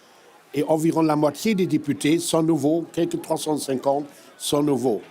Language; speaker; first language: French; non-native, fluent; German